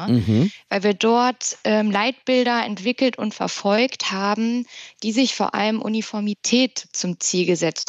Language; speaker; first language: German; native; German